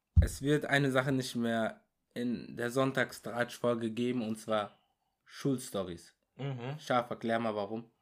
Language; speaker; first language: German; early bilingual, other home language; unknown